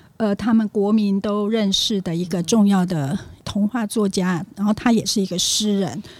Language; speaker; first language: Chinese; native; Chinese